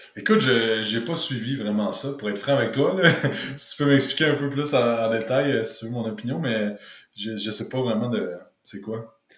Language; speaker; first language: French; native; French